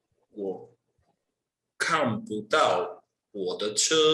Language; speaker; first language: Chinese; non-native, learner; English